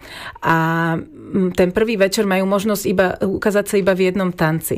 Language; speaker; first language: Slovak; native; Slovak